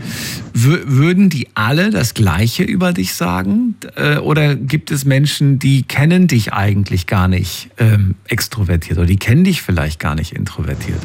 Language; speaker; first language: German; native; German